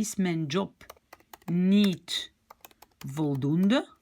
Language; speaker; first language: Dutch; non-native, local second language; French